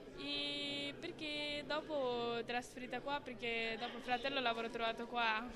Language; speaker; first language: Italian; non-native, learner; Bangla